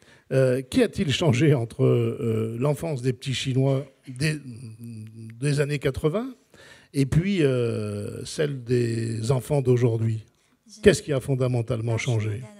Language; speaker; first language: French; native; French